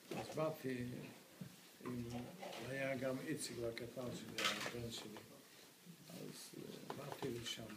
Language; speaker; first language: Hebrew; non-native, fluent; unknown